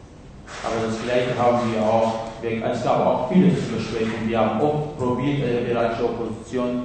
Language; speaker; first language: German; non-native, fluent; Kurdish